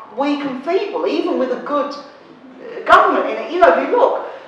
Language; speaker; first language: English; native; English